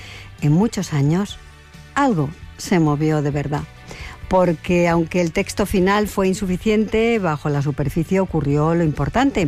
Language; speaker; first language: Spanish; native; Spanish